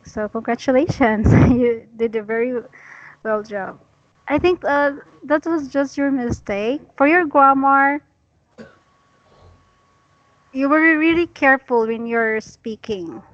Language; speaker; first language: English; non-native, fluent; Cebuano